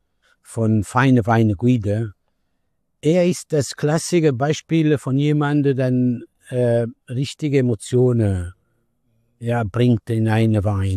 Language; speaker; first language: German; non-native, learner; Italian